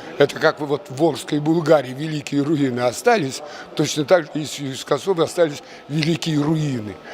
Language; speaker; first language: Russian; non-native, local second language; Chuvash